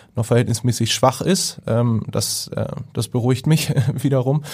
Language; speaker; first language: German; native; German